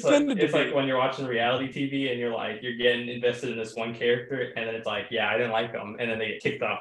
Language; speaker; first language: English; native; English